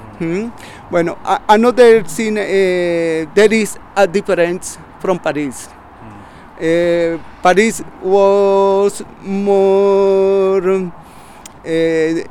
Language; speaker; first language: English; non-native, learner; Spanish